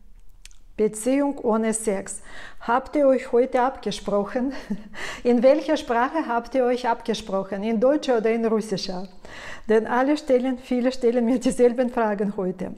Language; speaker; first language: German; non-native, fluent; Russian